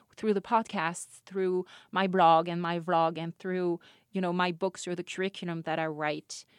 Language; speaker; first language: English; non-native, fluent; French